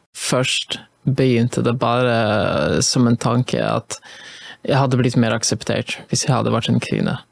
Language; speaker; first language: Norwegian; non-native, fluent; Polish